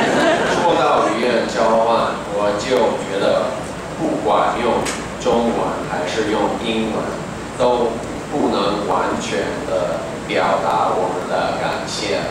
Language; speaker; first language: Chinese; non-native, fluent; English